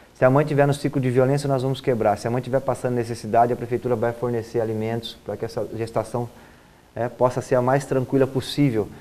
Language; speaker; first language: Portuguese; native; Portuguese